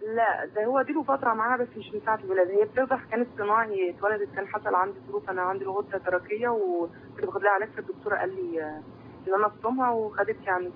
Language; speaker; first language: Arabic; native; Arabic